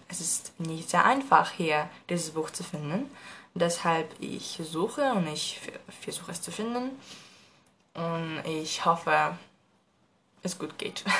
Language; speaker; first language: German; non-native, learner; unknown